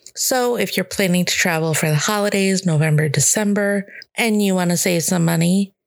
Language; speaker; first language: English; native; English